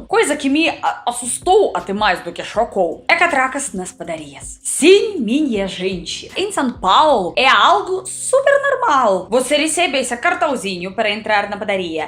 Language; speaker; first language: Portuguese; non-native, fluent; Russian